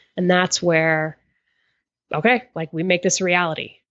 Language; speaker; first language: English; native; English